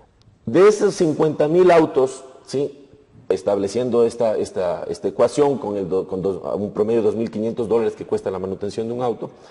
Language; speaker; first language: Spanish; native; Spanish